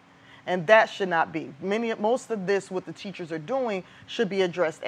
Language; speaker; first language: English; native; English